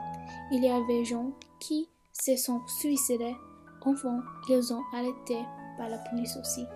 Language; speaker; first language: French; non-native, learner; English